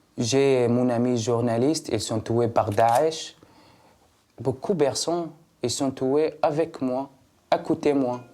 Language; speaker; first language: French; non-native, learner; Arabic